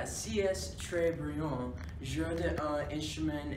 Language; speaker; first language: French; non-native, learner; English